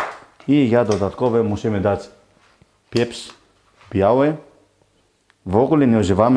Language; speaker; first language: Polish; non-native, fluent; Greek